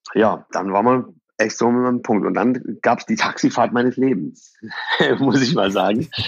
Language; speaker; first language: German; early bilingual, other home language; Persian